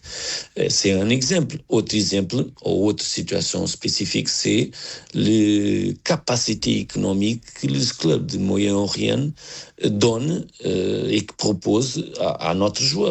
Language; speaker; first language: French; non-native, learner; Portuguese